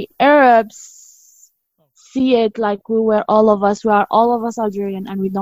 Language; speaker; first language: English; non-native, fluent; Arabic